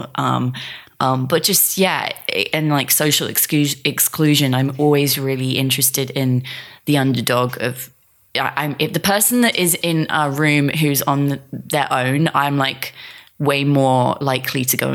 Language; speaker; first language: English; native; English